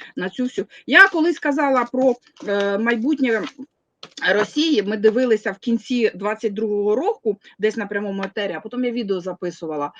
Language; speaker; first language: Ukrainian; non-native, local second language; Russian